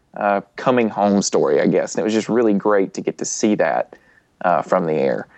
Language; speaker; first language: English; native; English